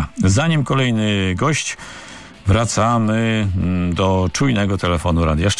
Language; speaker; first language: Polish; native; Polish